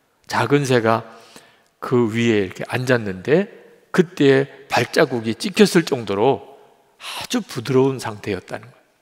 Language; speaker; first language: Korean; native; Korean